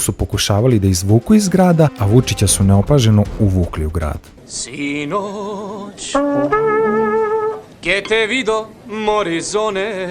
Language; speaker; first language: Serbian; native; Serbian